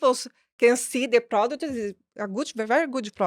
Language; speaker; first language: English; non-native, learner; Portuguese